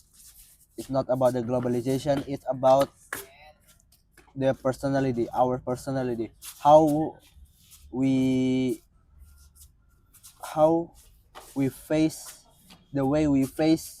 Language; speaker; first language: English; non-native, fluent; Indonesian